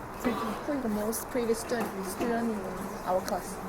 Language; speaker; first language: English; non-native, learner; Korean